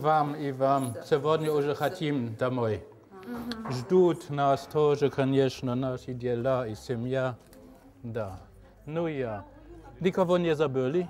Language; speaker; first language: Russian; non-native, learner; German